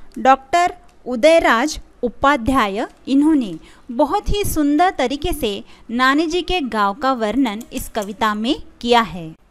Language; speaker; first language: Hindi; non-native, local second language; Marathi